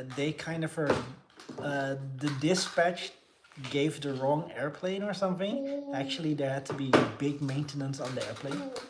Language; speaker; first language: English; non-native, fluent; Dutch